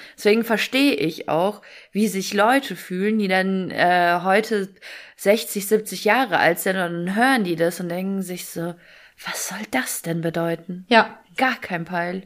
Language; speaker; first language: German; early bilingual, other home language; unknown